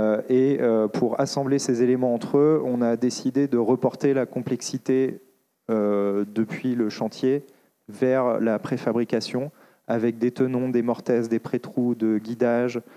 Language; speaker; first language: French; native; French